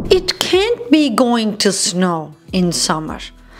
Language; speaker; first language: English; non-native, fluent; Turkish